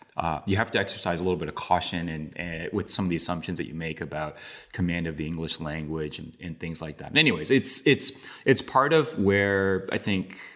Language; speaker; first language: English; native; English